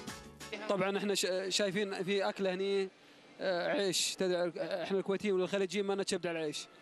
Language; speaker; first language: Arabic; native; Arabic